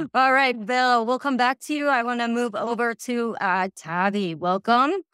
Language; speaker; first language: English; native; English